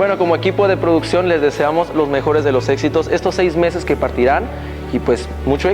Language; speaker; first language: Spanish; native; Spanish